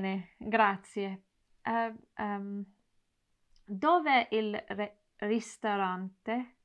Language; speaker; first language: Italian; non-native, learner; English